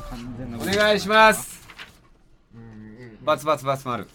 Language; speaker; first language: Japanese; native; Japanese